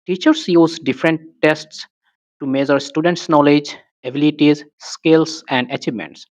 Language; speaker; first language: English; non-native, local second language; Assamese